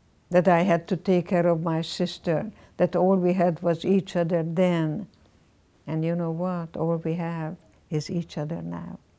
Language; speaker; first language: English; non-native, fluent; Hungarian